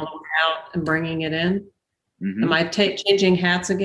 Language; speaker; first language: English; native; English